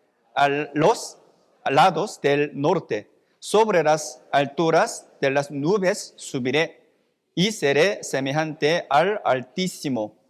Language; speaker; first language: Spanish; non-native, fluent; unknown